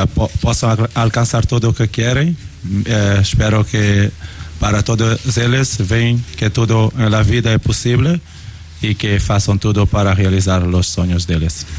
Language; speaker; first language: Spanish; non-native, learner; Portuguese